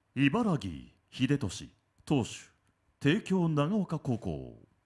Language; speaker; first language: Japanese; native; Japanese